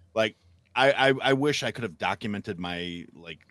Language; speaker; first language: English; native; English